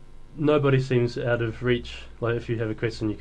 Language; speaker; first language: English; native; English